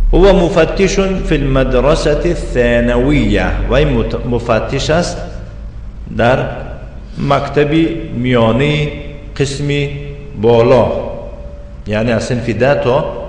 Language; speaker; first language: Arabic; non-native, fluent; Persian